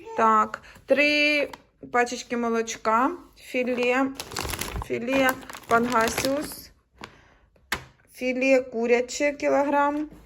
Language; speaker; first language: Ukrainian; native; Ukrainian